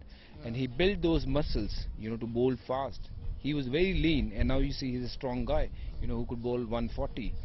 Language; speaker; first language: English; non-native, local second language; Punjabi